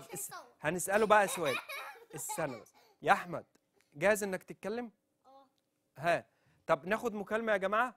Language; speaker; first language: Arabic; native; Arabic